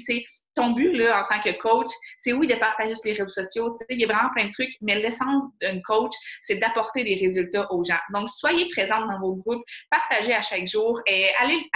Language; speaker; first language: French; native; French